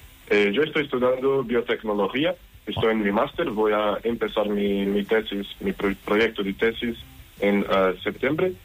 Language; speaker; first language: Spanish; non-native, learner; Portuguese